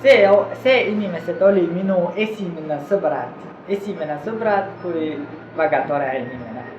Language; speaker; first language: Estonian; non-native, learner; Tajik